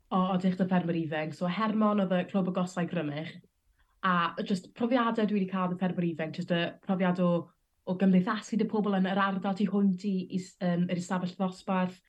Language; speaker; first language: Welsh; native; Welsh